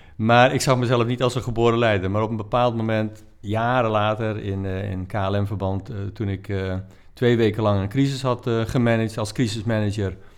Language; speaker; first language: Dutch; native; Dutch